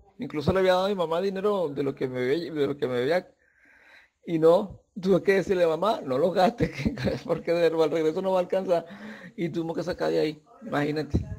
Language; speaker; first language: Spanish; native; Spanish